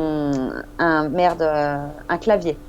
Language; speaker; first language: French; non-native, fluent; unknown